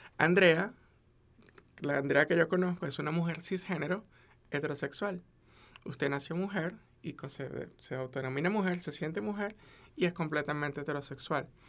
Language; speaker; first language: Spanish; native; Spanish